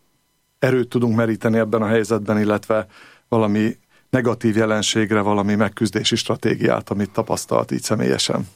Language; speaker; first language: Hungarian; native; Hungarian